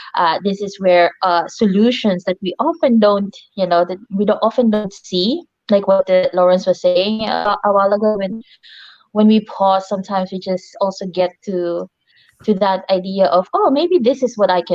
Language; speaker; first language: English; non-native, local second language; Filipino